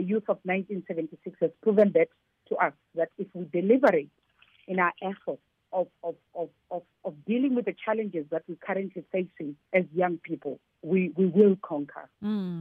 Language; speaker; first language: English; non-native, local second language; Tsonga